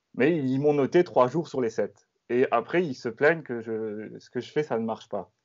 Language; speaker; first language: French; native; French